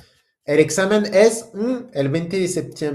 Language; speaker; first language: Spanish; non-native, fluent; French